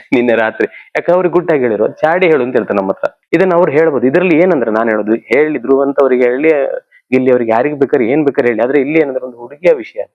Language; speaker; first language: Kannada; native; Kannada